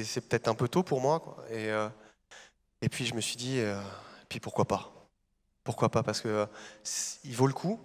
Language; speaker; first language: French; native; French